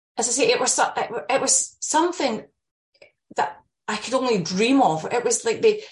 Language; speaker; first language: English; native; English